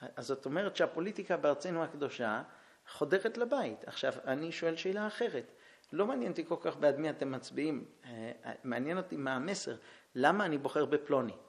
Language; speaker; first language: Hebrew; early bilingual, heritage; Hebrew